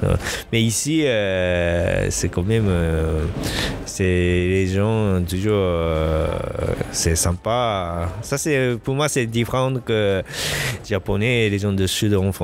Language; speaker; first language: French; non-native, learner; Japanese